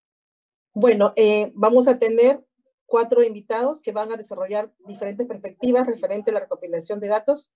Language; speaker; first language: Spanish; native; Spanish